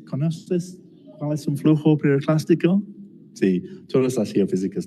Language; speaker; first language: Spanish; non-native, learner; English